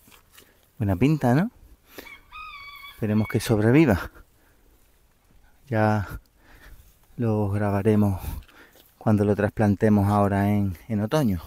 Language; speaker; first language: Spanish; native; Spanish